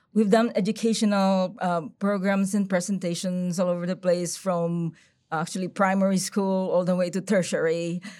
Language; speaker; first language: English; non-native, local second language; Filipino